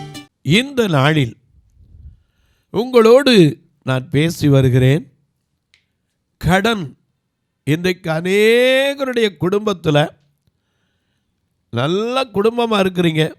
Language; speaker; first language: Tamil; native; Tamil